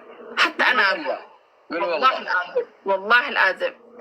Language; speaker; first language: Arabic; native; Arabic